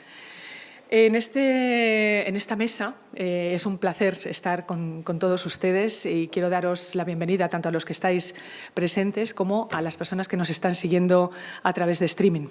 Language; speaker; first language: Spanish; native; Spanish